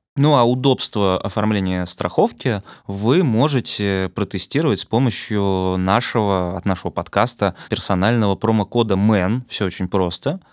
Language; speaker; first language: Russian; native; Russian